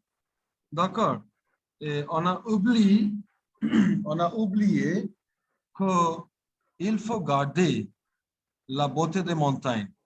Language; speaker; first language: French; non-native, fluent; Bangla